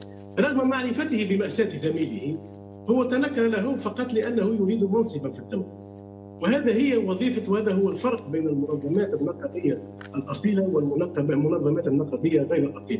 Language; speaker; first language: Arabic; native; Arabic